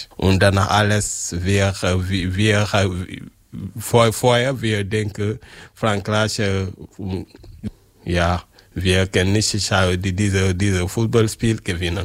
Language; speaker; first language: German; non-native, learner; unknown